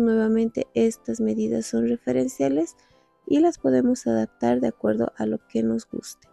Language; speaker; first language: Spanish; native; Spanish